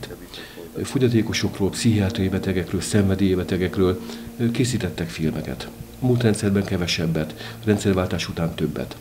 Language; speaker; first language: Hungarian; native; Hungarian